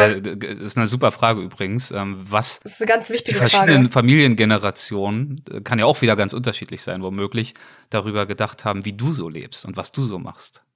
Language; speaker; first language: German; native; German